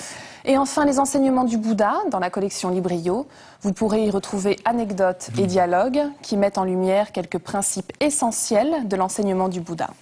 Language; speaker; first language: French; native; French